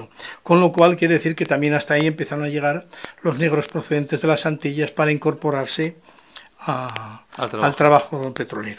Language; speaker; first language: Spanish; native; Spanish